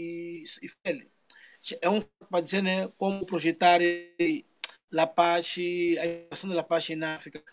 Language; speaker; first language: Italian; non-native, learner; Portuguese